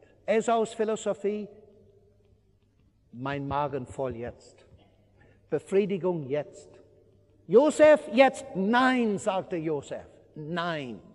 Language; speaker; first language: German; non-native, fluent; English